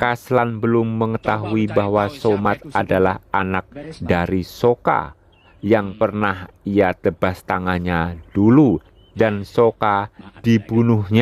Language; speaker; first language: Indonesian; native; Indonesian